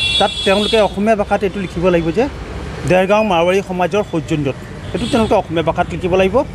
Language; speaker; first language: Assamese; non-native, local second language; Marwari